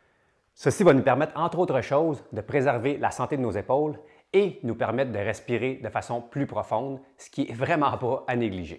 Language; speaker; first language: French; native; French